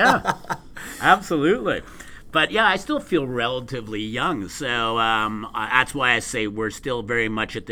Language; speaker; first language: English; native; English